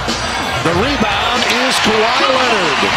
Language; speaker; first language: English; native; English